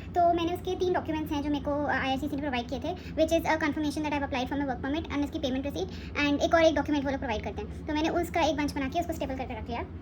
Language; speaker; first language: Hindi; native; Hindi